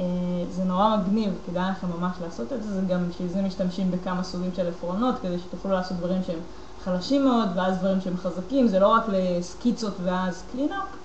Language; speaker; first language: Hebrew; native; Hebrew